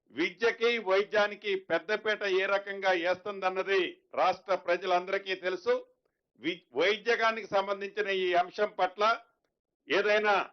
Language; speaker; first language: Telugu; native; Telugu